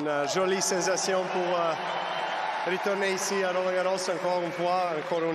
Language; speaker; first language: French; non-native, learner; Serbian